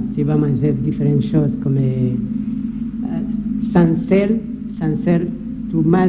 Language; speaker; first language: French; non-native, learner; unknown